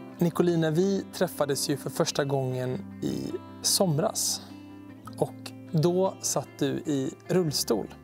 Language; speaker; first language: Swedish; native; Swedish